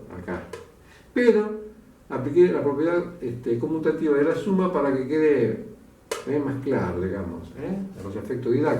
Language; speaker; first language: Spanish; native; Spanish